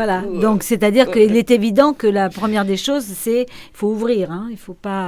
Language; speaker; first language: French; native; French